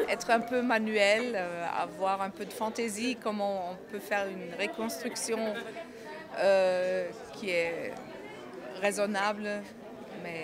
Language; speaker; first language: French; non-native, fluent; German